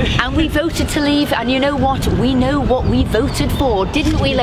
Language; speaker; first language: English; native; English